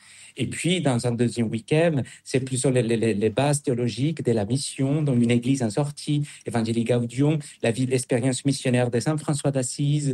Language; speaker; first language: French; non-native, fluent; Spanish